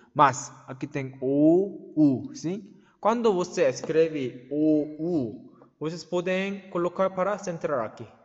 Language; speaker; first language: Portuguese; non-native, learner; Korean